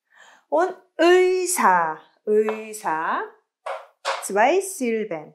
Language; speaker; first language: German; non-native, learner; Korean